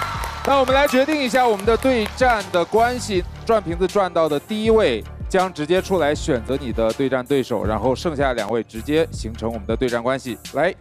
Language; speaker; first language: Chinese; native; Chinese